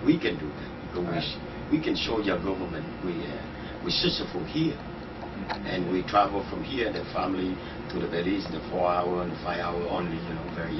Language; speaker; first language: English; non-native, learner; Vietnamese